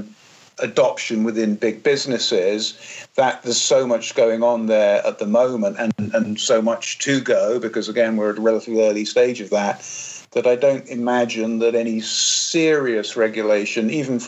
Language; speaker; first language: English; native; English